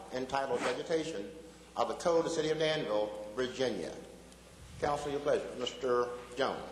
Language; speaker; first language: English; native; English